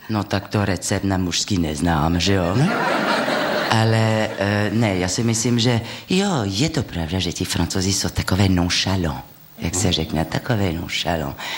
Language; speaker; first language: Czech; non-native, fluent; French